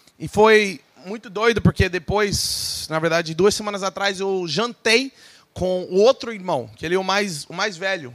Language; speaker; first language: Portuguese; non-native, fluent; English